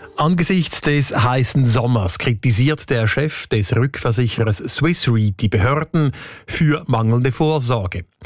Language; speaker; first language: German; native; German